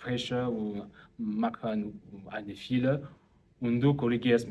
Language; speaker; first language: German; non-native, learner; French